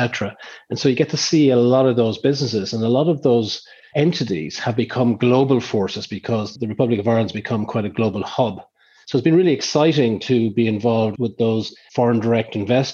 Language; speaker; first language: English; native; English